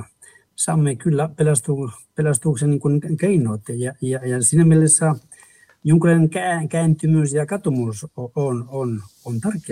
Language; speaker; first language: Finnish; non-native, fluent; Spanish